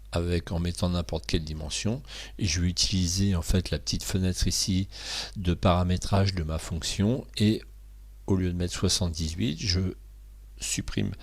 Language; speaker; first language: French; native; French